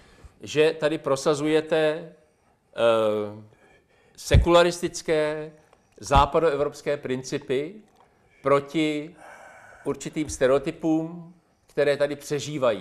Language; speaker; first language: Czech; native; Czech